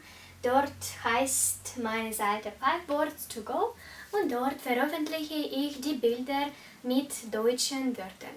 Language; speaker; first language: German; non-native, fluent; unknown